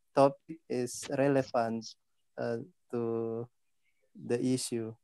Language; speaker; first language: English; non-native, fluent; Malay